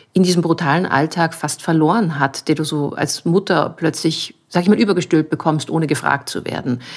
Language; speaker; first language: German; native; German